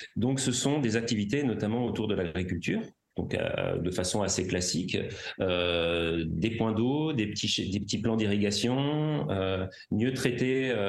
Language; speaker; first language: French; native; French